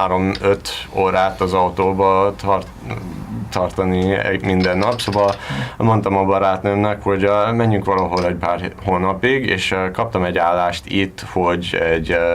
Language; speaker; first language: Hungarian; non-native, learner; English